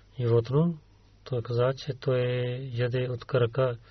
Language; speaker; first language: Bulgarian; non-native, learner; Urdu